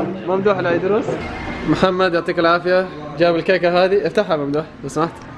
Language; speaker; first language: Arabic; native; Arabic